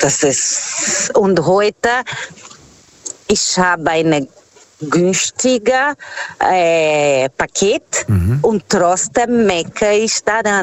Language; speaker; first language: German; non-native, fluent; Portuguese